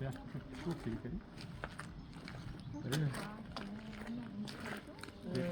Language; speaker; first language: French; non-native, local second language; Malagasy